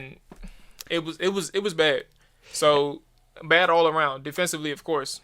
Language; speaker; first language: English; native; English